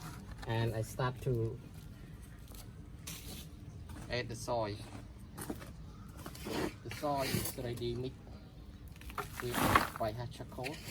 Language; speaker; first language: English; non-native, learner; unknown